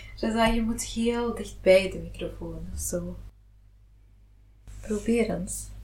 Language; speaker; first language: Dutch; non-native, local second language; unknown